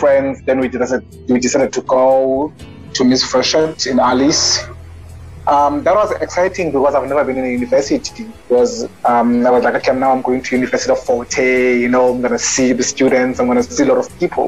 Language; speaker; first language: English; non-native, local second language; Xhosa